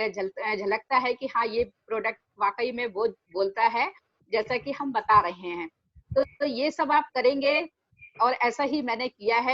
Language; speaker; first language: Hindi; native; Hindi